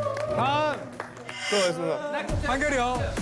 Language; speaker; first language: Korean; native; Korean